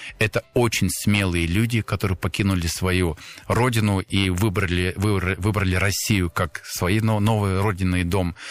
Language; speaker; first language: Russian; non-native, fluent; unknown